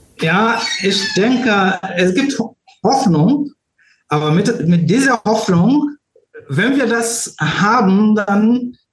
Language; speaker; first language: German; non-native, learner; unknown